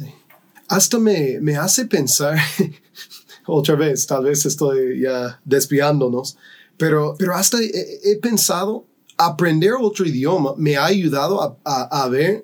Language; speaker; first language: Spanish; non-native, fluent; English